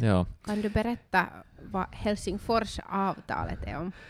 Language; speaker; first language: Swedish; non-native, learner; Finnish